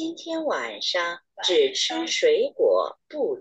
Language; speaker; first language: Chinese; non-native, learner; Vietnamese